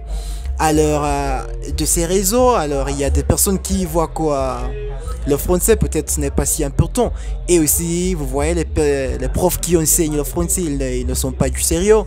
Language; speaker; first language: French; non-native, fluent; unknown